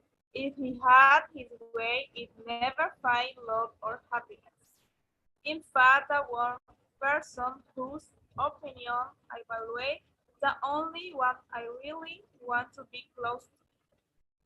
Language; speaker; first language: English; non-native, learner; Spanish